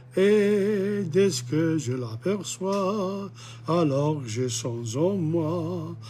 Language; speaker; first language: French; non-native, learner; English